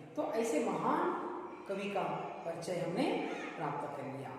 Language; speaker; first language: Hindi; non-native, local second language; Kannada